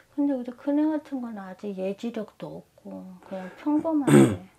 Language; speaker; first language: Korean; native; Korean